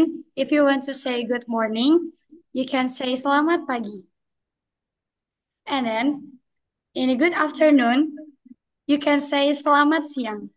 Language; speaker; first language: English; non-native, learner; Indonesian